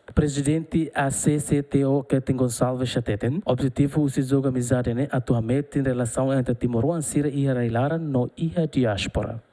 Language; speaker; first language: Portuguese; non-native, local second language; Tetum